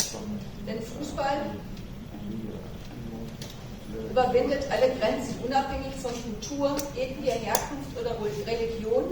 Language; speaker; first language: German; native; German